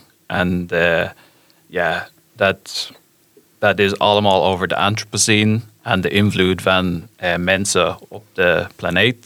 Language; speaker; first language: Dutch; non-native, fluent; English